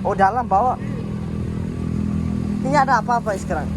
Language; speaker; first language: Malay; non-native, learner; Bangla